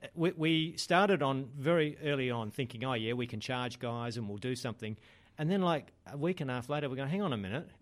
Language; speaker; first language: English; native; English